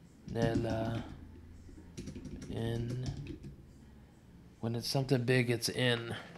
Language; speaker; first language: English; native; English